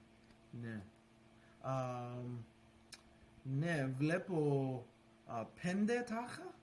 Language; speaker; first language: Greek; non-native, learner; English